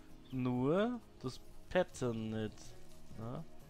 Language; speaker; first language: German; native; German